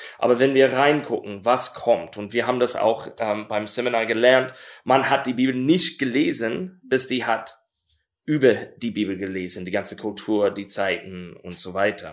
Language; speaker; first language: German; non-native, learner; English